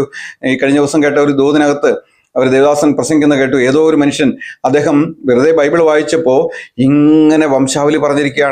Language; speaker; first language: Malayalam; native; Malayalam